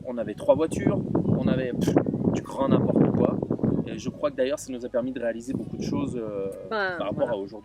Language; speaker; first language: French; native; French